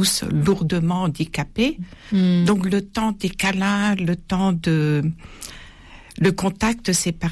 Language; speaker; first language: French; native; French